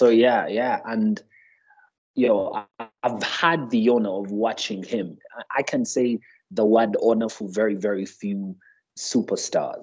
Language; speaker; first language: English; non-native, local second language; Ganda